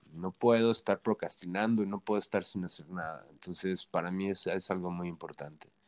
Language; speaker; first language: Spanish; native; Spanish